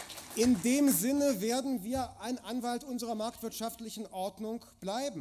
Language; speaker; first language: German; native; German